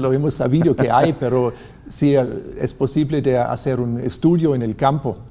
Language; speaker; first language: Spanish; non-native, fluent; German